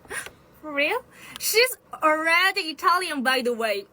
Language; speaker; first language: English; non-native, learner; Korean